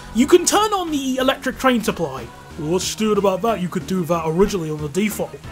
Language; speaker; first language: English; native; English